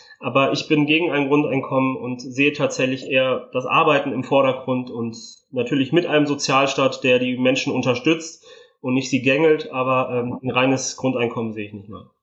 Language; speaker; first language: German; early bilingual, other home language; Italian